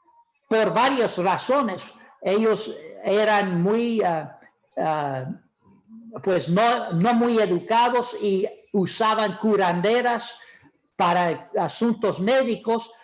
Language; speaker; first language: Spanish; non-native, fluent; English